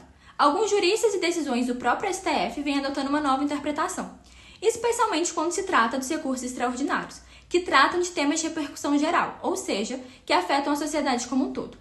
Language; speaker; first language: Portuguese; native; Portuguese